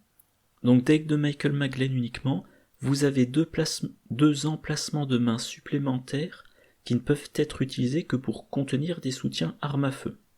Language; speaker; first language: French; native; French